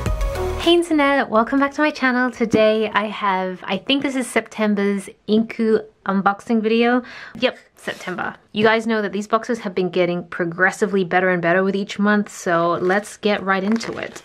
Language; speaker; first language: English; native; English